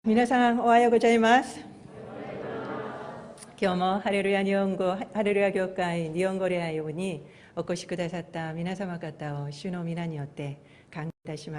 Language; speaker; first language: Japanese; non-native, fluent; Korean